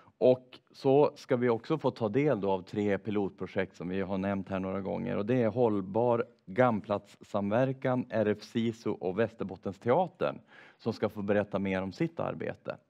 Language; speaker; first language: Swedish; native; Swedish